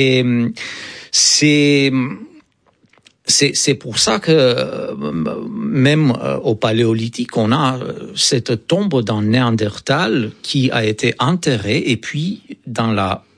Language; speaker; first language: French; non-native, fluent; Romanian